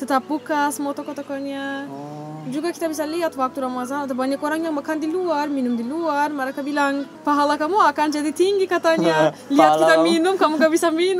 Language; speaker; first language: Indonesian; non-native, fluent; Turkish